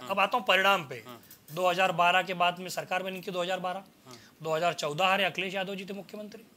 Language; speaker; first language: Hindi; native; Hindi